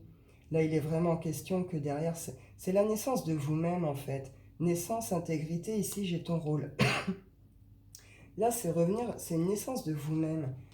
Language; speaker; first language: French; native; French